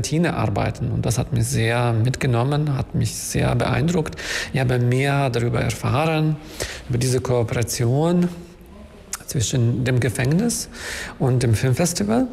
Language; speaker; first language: German; non-native, fluent; Ukrainian